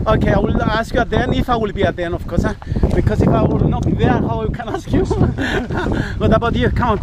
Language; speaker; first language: English; non-native, learner; Greek